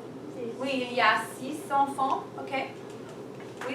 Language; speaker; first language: French; non-native, fluent; English